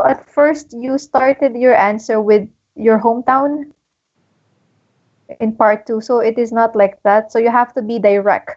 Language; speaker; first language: English; non-native, local second language; Filipino